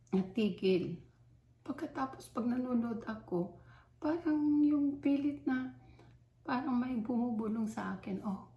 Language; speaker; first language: Filipino; non-native, local second language; Iloko